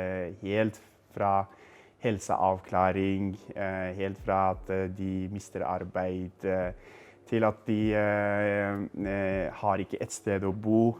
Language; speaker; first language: Norwegian; non-native, fluent; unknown